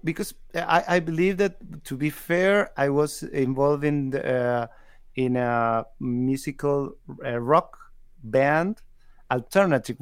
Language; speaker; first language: English; non-native, fluent; Spanish